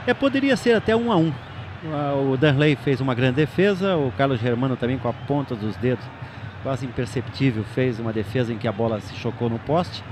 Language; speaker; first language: Portuguese; native; Portuguese